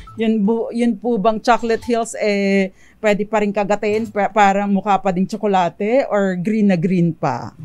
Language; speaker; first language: Filipino; native; Filipino